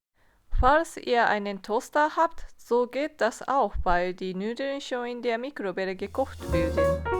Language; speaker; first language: German; non-native, fluent; Japanese